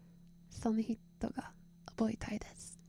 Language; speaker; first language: Japanese; non-native, learner; English